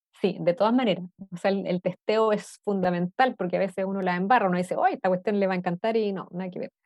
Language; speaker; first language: Spanish; native; Spanish